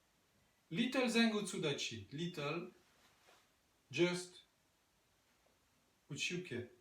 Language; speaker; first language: English; non-native, learner; French